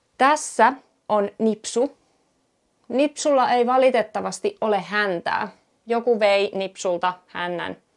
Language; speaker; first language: Finnish; native; Finnish